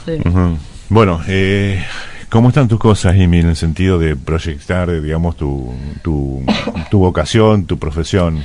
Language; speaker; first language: Spanish; native; Spanish